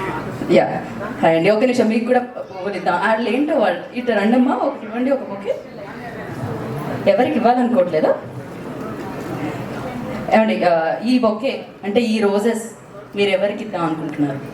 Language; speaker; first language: Telugu; native; Telugu